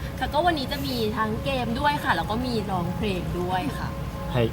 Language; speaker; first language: Thai; native; Thai